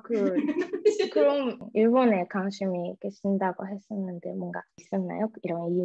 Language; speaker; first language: Korean; early bilingual, heritage; Japanese